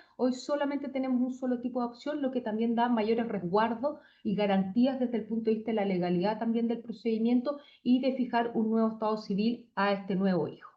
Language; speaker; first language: Spanish; native; Spanish